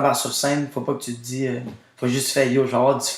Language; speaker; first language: French; native; French